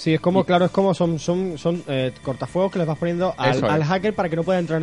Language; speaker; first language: Spanish; native; Spanish